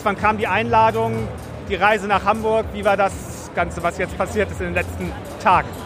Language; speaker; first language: German; native; German